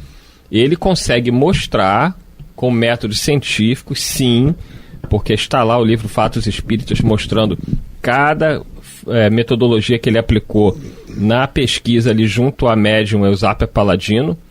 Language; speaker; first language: Portuguese; native; Portuguese